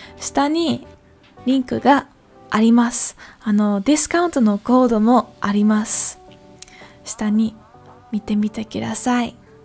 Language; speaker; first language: Japanese; non-native, learner; Dutch